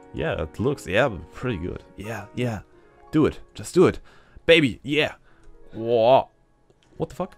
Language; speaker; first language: English; non-native, learner; German